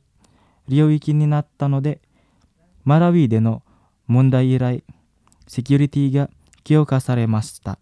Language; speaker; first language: Japanese; non-native, fluent; Indonesian